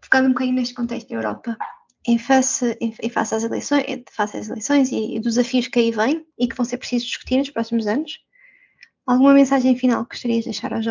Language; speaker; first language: Portuguese; native; Portuguese